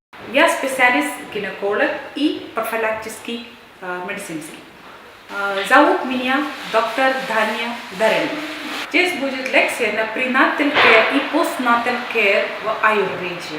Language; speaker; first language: Russian; non-native, learner; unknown